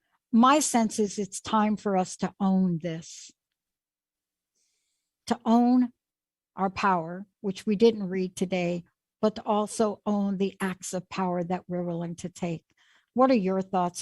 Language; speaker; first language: English; native; English